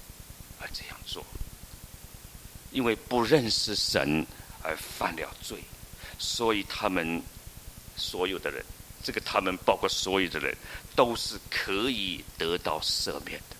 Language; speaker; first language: Chinese; native; Chinese